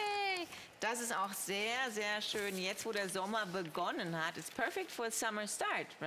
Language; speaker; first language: German; native; German